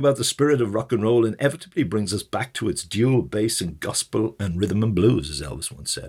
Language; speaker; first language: English; native; English